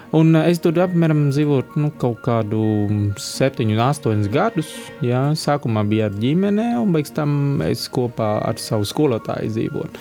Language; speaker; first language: Latvian; non-native, fluent; Vietnamese